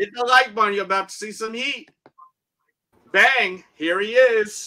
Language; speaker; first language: English; native; English